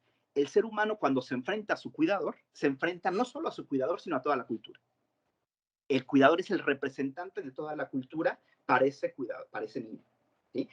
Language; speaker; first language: Spanish; native; Spanish